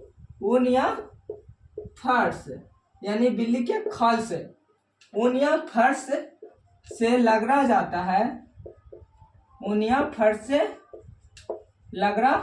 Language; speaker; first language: Hindi; native; Hindi